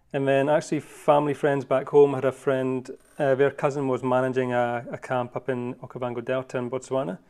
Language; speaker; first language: English; native; English